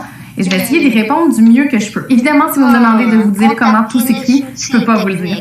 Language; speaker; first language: French; native; French